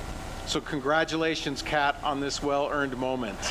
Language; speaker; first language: English; native; English